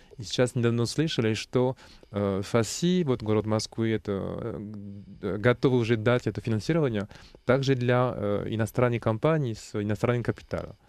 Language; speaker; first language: Russian; non-native, learner; French